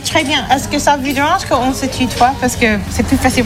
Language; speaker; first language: French; non-native, fluent; English